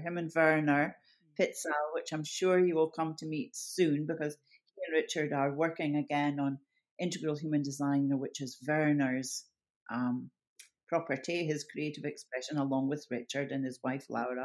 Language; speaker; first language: English; native; English